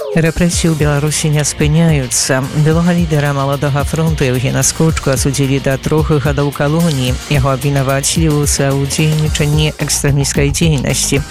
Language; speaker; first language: Belarusian; native; Belarusian